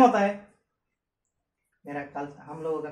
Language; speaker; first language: Hindi; non-native, learner; Bangla